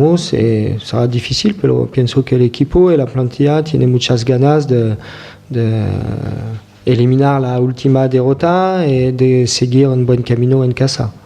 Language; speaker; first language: Spanish; non-native, fluent; French